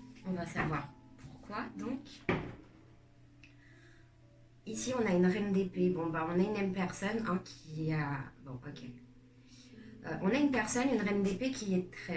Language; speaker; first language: French; native; French